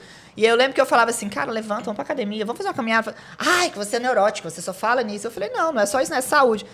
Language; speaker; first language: Portuguese; native; Portuguese